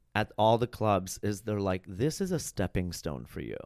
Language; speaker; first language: English; native; English